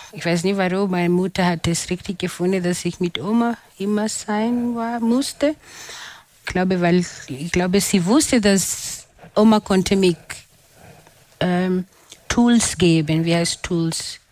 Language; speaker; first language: German; non-native, fluent; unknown